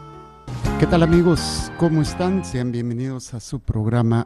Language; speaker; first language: Spanish; native; Spanish